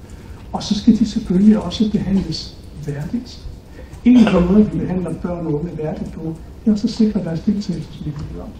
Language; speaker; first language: Danish; native; Danish